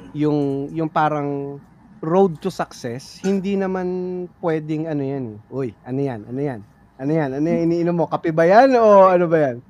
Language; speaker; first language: Filipino; native; Filipino